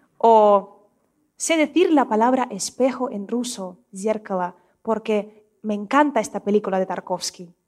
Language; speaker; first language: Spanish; non-native, fluent; Russian